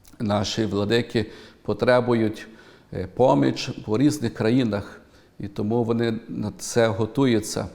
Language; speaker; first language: Ukrainian; early bilingual, heritage; Ukrainian